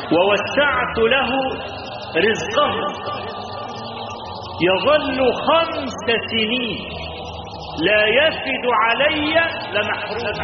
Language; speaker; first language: Arabic; native; Arabic